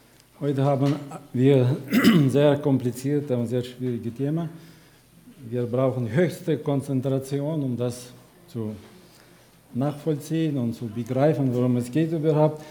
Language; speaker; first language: German; non-native, fluent; Russian